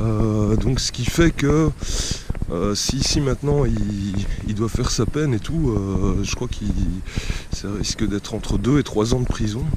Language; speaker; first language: French; native; French